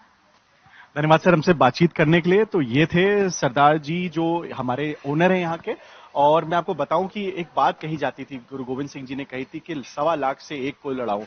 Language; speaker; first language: Hindi; native; Hindi